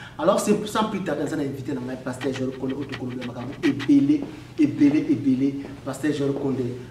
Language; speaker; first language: French; non-native, local second language; Lingala